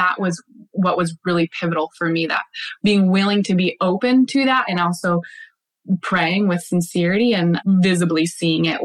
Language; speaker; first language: English; native; English